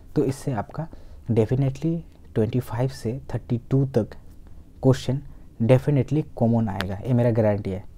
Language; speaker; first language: Hindi; non-native, local second language; Bangla